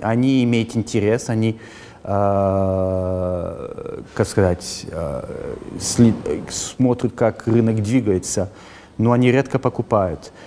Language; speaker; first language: Russian; early bilingual, heritage; Russian